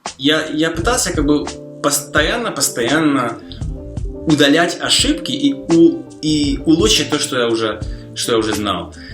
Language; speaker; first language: Russian; non-native, fluent; Slovak